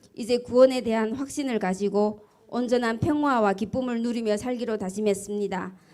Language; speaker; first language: Korean; early bilingual, heritage; Korean